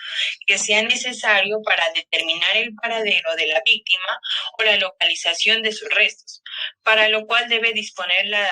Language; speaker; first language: Spanish; native; Spanish